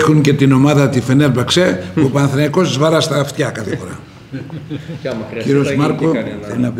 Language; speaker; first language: Greek; native; Greek